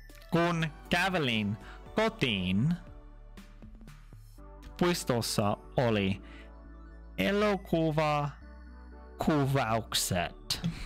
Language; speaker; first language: Finnish; non-native, learner; English